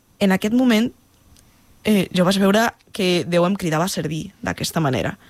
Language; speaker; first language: Catalan; non-native, fluent; Spanish